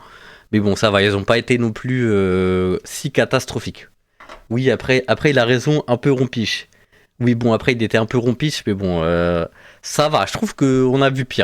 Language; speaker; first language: French; native; French